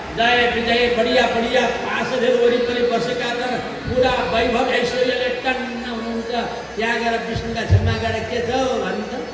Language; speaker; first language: Nepali; native; Nepali